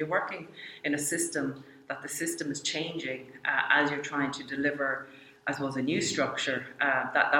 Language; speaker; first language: English; native; English